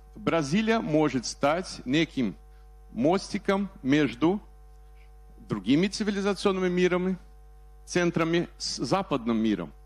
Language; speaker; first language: Russian; early bilingual, heritage; Russian